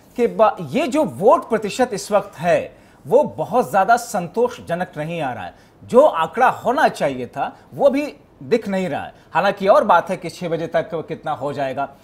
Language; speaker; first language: Hindi; native; Hindi